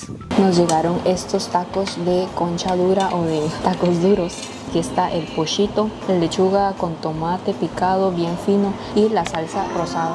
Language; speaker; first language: Spanish; native; Spanish